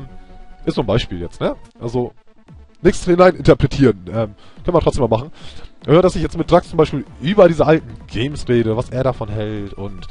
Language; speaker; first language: German; native; German